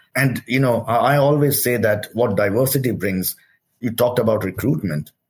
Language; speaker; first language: English; non-native, local second language; Hindi